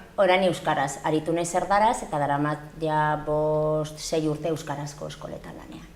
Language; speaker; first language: Basque; non-native, local second language; Spanish